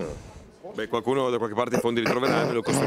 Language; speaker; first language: Italian; native; Italian